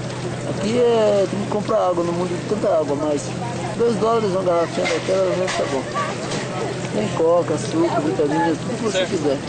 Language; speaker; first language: Portuguese; native; Portuguese